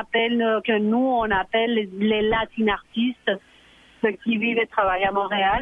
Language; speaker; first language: French; non-native, fluent; Spanish